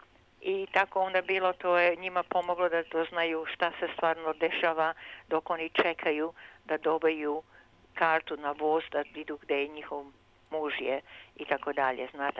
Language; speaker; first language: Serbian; early bilingual, heritage; Serbian